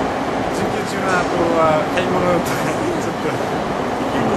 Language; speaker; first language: Japanese; non-native, learner; Nepali